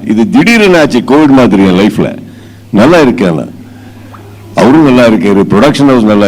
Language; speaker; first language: Tamil; non-native, fluent; Kannada